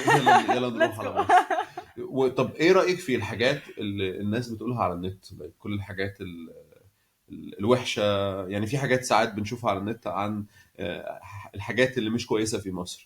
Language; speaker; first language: Arabic; native; Arabic